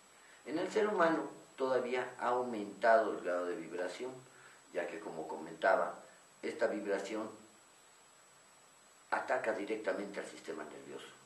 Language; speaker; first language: Spanish; native; Spanish